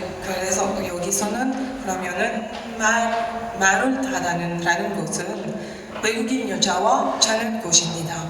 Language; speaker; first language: Korean; non-native, learner; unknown